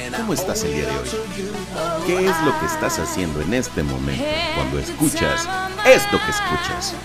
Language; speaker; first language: Spanish; native; Spanish